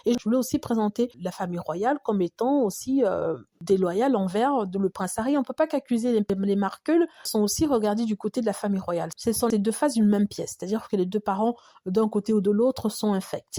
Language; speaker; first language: French; native; French